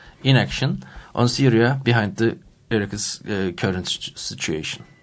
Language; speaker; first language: English; non-native, fluent; Turkish